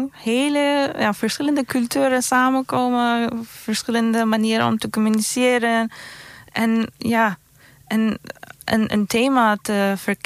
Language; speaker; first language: Dutch; non-native, fluent; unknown